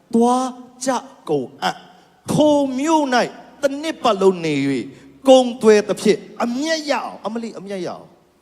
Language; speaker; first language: Burmese; non-native, local second language; Kachin